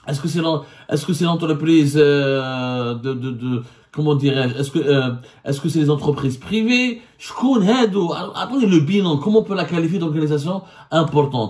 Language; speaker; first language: French; non-native, local second language; Arabic